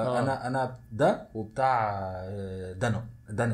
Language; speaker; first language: Arabic; native; Arabic